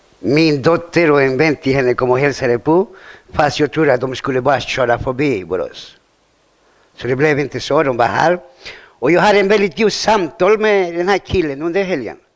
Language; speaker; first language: Swedish; early bilingual, other home language; Spanish